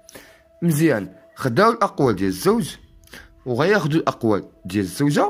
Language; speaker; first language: Arabic; native; Arabic